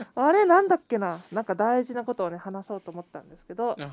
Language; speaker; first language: Japanese; native; Japanese